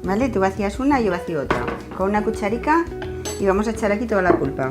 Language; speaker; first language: Spanish; native; Spanish